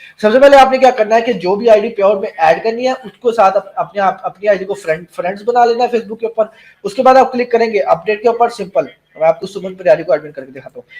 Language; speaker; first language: Urdu; non-native, local second language; Punjabi